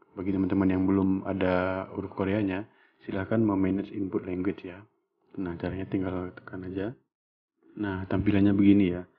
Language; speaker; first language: Indonesian; native; Indonesian